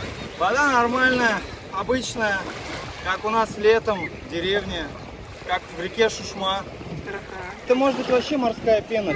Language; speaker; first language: Russian; native; Russian